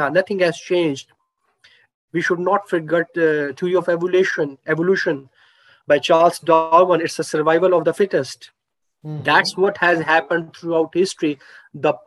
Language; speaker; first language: English; non-native, local second language; Urdu